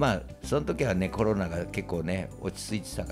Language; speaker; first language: Japanese; native; Japanese